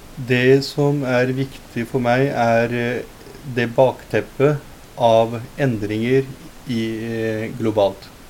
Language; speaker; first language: Norwegian; early bilingual, other home language; Punjabi